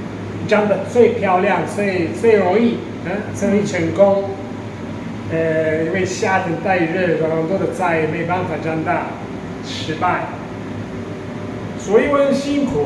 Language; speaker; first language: Chinese; non-native, fluent; Italian